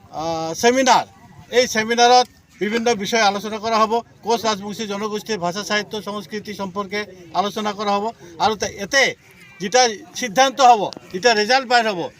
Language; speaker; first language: Assamese; non-native, local second language; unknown